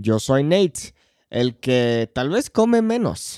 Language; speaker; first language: Spanish; non-native, fluent; English